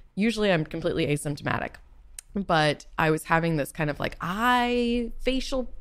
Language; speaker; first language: English; native; English